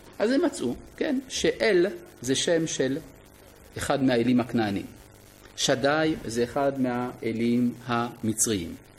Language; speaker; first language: Hebrew; non-native, fluent; French